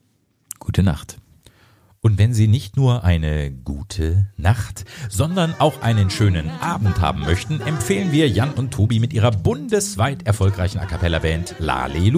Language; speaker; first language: German; native; German